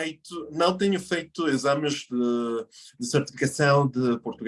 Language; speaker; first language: Portuguese; non-native, fluent; Spanish